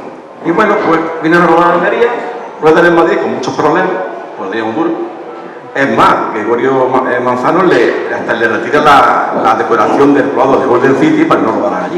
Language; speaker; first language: Spanish; native; Spanish